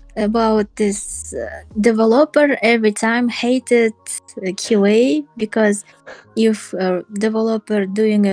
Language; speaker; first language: English; non-native, learner; Russian